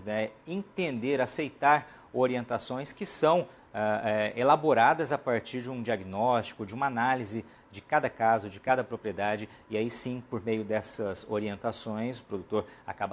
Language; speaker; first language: Portuguese; native; Portuguese